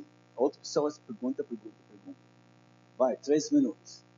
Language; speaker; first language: Portuguese; non-native, learner; English